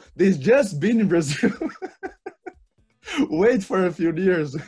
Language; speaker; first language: English; non-native, learner; Portuguese